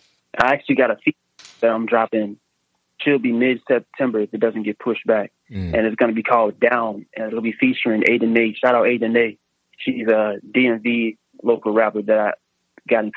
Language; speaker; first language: English; native; English